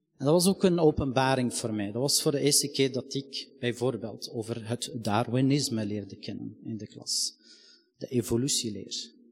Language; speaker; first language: Dutch; non-native, fluent; Arabic